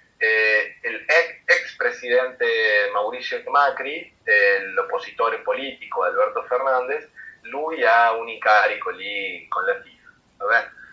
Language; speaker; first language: Italian; non-native, fluent; Spanish